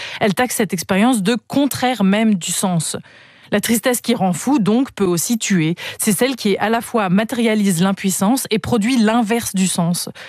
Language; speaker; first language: French; native; French